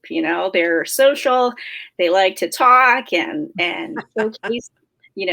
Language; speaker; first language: English; native; English